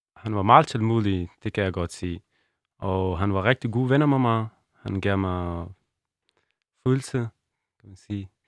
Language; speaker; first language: Danish; non-native, learner; Persian